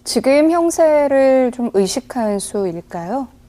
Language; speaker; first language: Korean; native; Korean